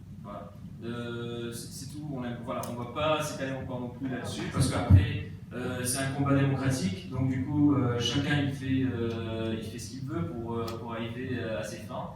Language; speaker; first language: French; native; French